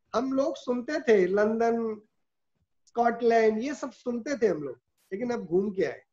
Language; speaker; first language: Hindi; native; Hindi